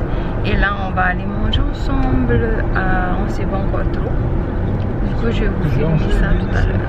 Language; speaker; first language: French; native; French